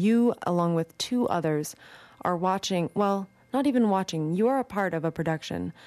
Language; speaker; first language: English; native; English